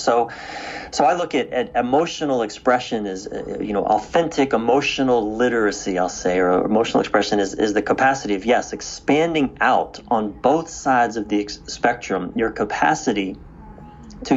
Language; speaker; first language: English; native; English